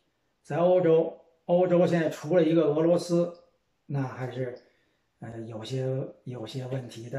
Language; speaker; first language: Chinese; native; Chinese